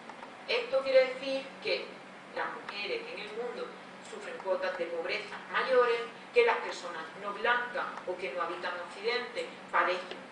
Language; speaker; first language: Spanish; native; Spanish